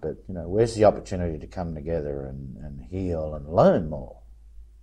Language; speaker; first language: English; native; English